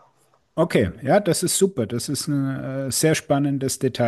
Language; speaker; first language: German; native; German